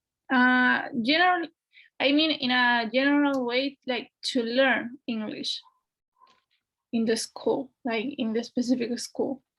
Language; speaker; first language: English; non-native, fluent; Spanish